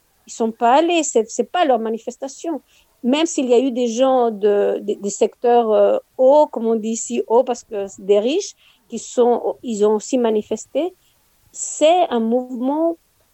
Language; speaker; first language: French; non-native, fluent; Spanish